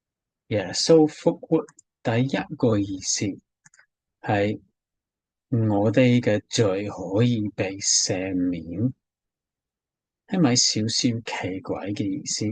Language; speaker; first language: Cantonese; non-native, fluent; English